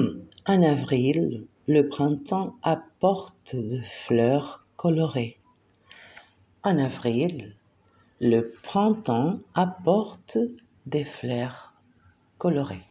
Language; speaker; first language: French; non-native, fluent; Spanish